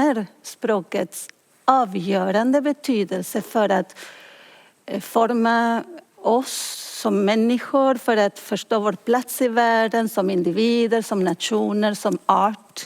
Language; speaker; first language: Swedish; non-native, fluent; Spanish